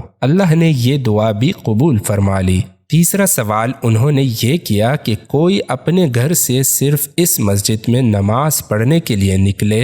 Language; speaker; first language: Urdu; native; Urdu